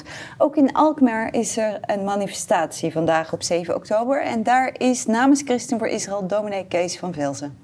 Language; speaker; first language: Dutch; native; Dutch